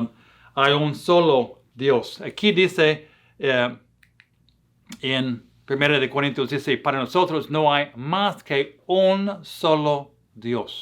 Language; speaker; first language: Spanish; non-native, fluent; English